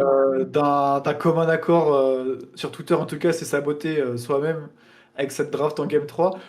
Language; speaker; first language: French; native; French